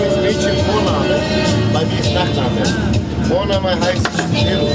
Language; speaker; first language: German; non-native, local second language; Turkish